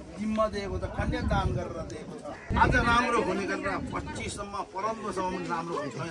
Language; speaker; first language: Nepali; non-native, local second language; Eastern Tamang